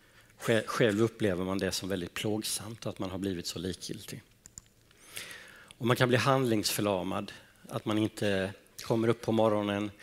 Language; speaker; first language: Swedish; native; Swedish